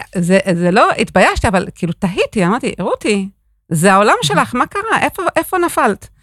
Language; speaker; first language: Hebrew; non-native, fluent; English